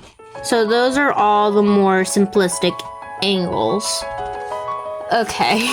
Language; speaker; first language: English; native; English